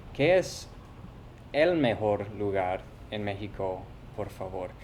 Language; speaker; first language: Spanish; non-native, fluent; English